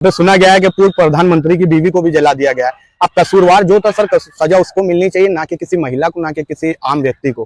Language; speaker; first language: Hindi; native; Hindi